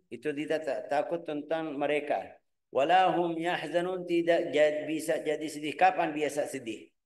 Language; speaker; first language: Malay; non-native, fluent; Arabic